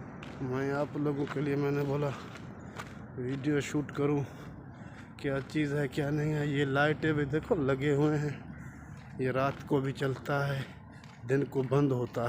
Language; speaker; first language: Hindi; non-native, local second language; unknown